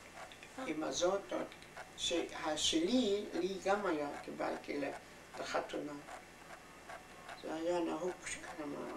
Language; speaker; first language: Hebrew; non-native, fluent; German